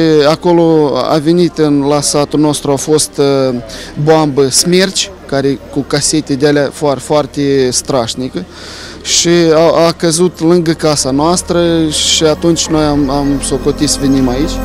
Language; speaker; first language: Romanian; early bilingual, heritage; Romanian